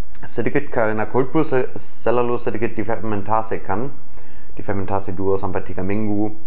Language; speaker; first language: Indonesian; non-native, fluent; German